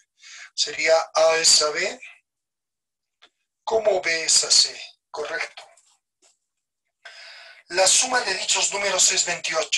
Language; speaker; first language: Spanish; native; Spanish